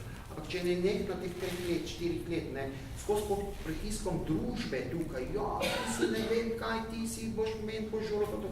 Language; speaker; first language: Slovenian; early bilingual, heritage; Arabic